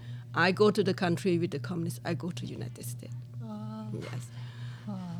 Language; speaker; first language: English; non-native, learner; Lao